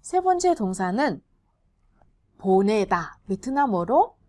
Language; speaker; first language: Korean; non-native, fluent; Vietnamese